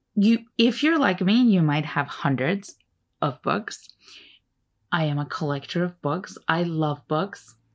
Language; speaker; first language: English; non-native, fluent; Turkish